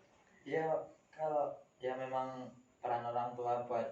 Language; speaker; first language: Indonesian; native; Indonesian